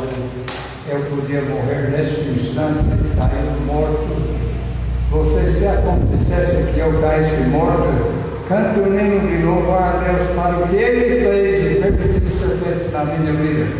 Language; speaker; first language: Portuguese; non-native, fluent; English